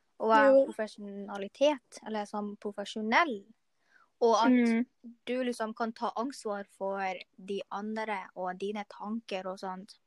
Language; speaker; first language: Norwegian; non-native, learner; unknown